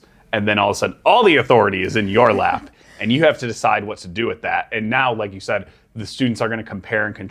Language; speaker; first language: English; native; English